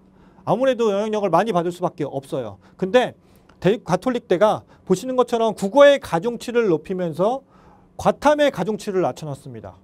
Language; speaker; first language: Korean; native; Korean